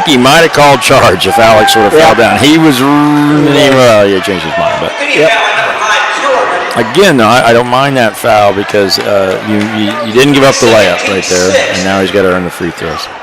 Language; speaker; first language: English; native; English